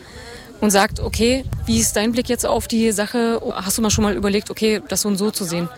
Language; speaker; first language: German; native; German